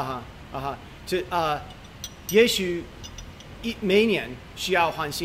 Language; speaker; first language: Chinese; non-native, learner; English